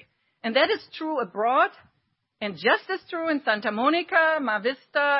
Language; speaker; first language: English; non-native, fluent; German